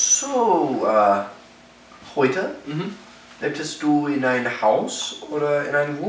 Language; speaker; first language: German; non-native, learner; English